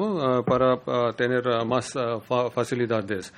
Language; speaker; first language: Spanish; non-native, learner; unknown